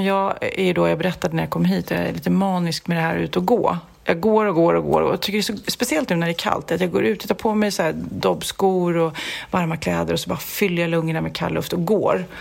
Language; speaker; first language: Swedish; native; Swedish